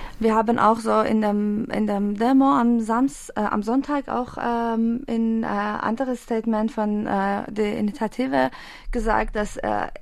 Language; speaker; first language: German; non-native, fluent; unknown